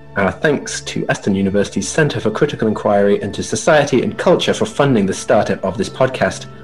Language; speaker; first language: English; native; English